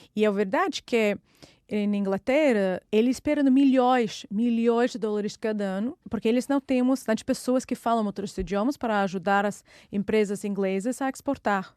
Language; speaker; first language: Portuguese; non-native, fluent; Russian